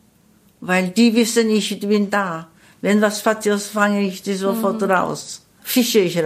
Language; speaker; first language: German; non-native, learner; Korean